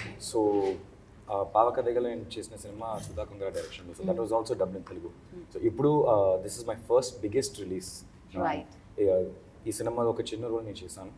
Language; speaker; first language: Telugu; non-native, learner; Tamil